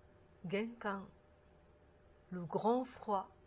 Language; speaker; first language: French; non-native, fluent; Japanese